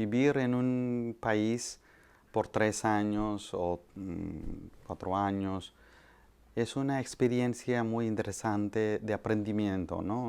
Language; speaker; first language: Spanish; non-native, fluent; Malayalam